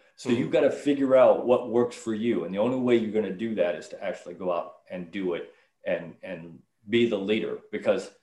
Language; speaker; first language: English; native; English